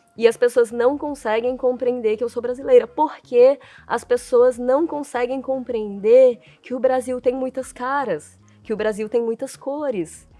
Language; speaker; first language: Portuguese; early bilingual, other home language; Chinese